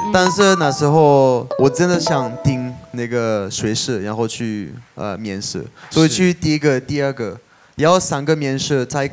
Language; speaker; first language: Chinese; non-native, fluent; French